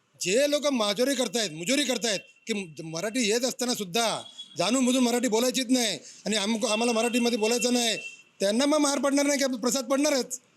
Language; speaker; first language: Marathi; native; Marathi